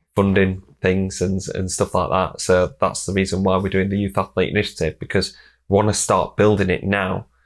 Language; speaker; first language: English; native; English